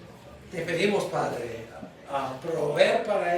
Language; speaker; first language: Spanish; non-native, learner; English